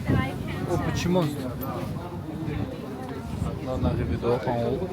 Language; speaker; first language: French; native; French